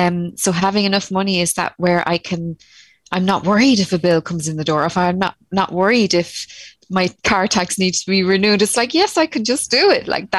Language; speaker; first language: English; native; English